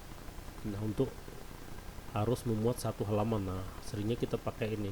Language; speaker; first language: Indonesian; native; Indonesian